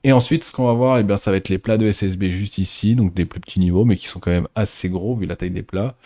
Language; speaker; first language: French; native; French